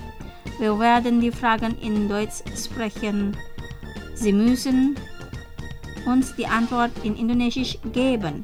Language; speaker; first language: German; non-native, fluent; Indonesian